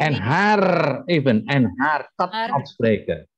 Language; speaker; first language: Dutch; non-native, fluent; Indonesian